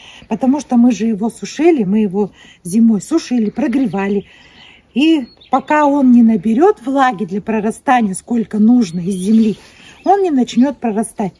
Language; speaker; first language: Russian; native; Russian